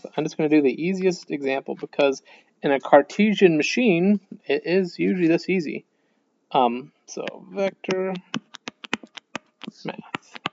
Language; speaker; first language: English; native; English